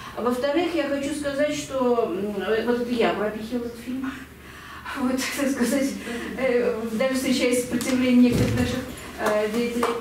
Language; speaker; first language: Russian; native; Russian